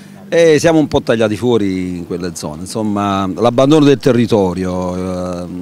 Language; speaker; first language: Italian; native; Italian